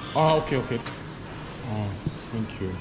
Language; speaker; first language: English; non-native, learner; Korean